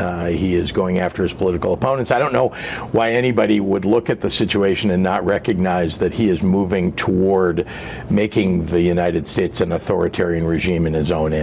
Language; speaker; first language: English; native; English